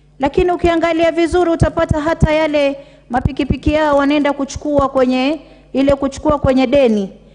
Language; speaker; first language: Swahili; native; Swahili